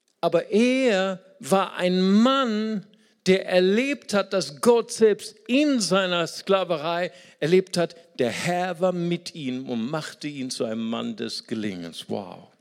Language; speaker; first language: German; non-native, fluent; Portuguese